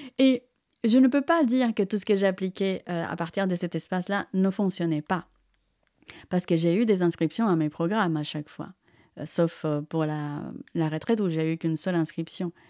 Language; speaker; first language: French; non-native, fluent; Spanish